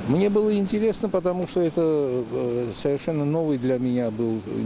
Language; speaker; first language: Russian; non-native, fluent; Armenian